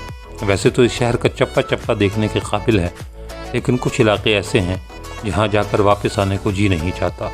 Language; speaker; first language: Urdu; native; Urdu